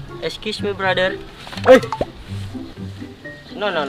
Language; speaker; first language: English; non-native, learner; Indonesian